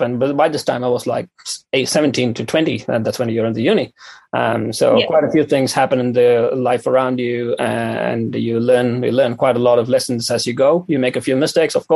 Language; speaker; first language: English; non-native, local second language; Tamil